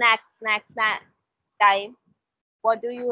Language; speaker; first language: English; non-native, local second language; Hindi